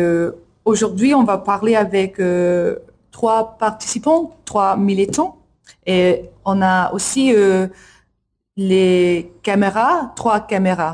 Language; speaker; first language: French; non-native, learner; English